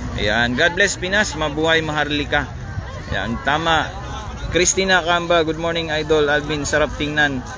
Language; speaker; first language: Filipino; non-native, local second language; Cebuano